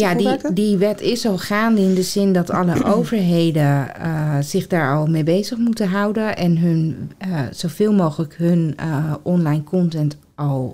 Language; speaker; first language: Dutch; native; Dutch